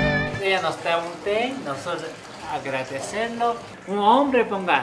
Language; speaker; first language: Spanish; non-native, learner; Chinese